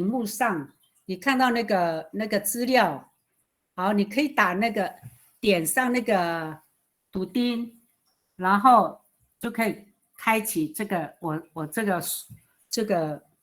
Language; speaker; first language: Chinese; non-native, local second language; Amis